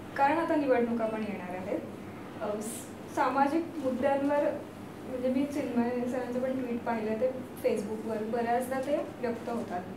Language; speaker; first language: Marathi; native; Marathi